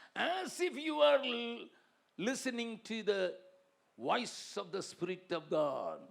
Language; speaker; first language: English; non-native, local second language; Tamil